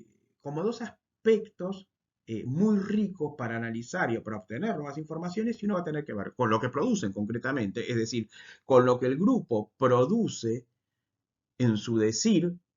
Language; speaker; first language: Spanish; native; Spanish